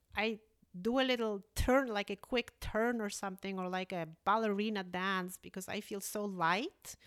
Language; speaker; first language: English; early bilingual, other home language; Polish